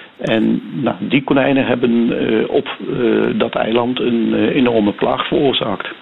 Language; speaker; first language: Dutch; native; Dutch